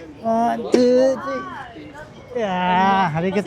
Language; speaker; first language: English; non-native, local second language; Filipino